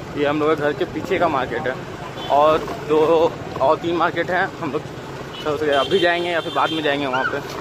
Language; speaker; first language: Hindi; native; Hindi